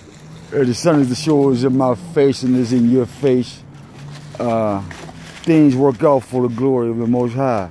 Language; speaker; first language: English; native; English